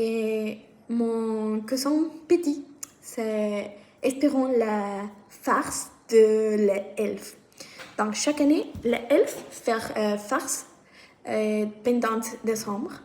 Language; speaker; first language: French; non-native, learner; Spanish